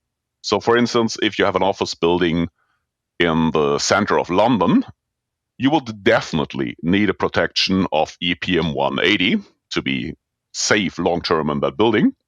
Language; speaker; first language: English; non-native, fluent; German